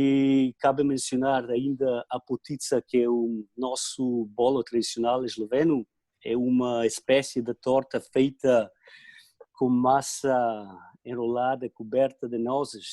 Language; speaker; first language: Portuguese; non-native, fluent; Slovenian